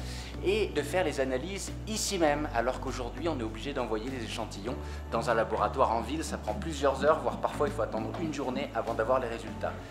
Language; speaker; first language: French; native; French